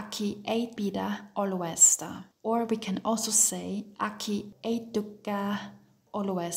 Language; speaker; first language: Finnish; non-native, fluent; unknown